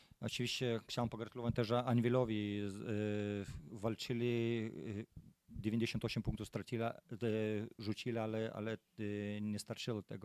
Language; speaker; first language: Polish; non-native, fluent; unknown